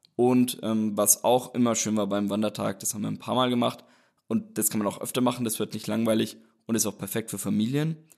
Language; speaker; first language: German; native; German